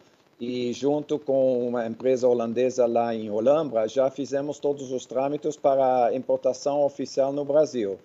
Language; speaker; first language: Portuguese; non-native, fluent; Dutch